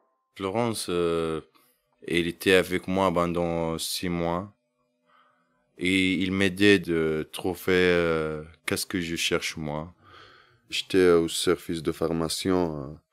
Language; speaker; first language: French; non-native, learner; Arabic